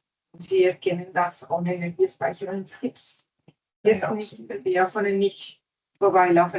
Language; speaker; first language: German; non-native, fluent; Italian